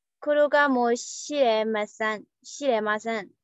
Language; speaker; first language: Japanese; non-native, learner; Burmese